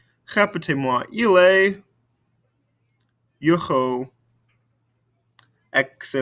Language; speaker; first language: French; non-native, fluent; English